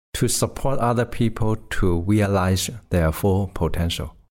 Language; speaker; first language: English; non-native, local second language; Cantonese